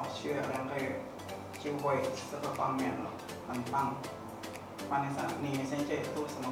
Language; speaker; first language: Chinese; non-native, fluent; Indonesian